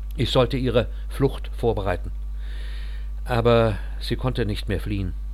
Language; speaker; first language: German; native; German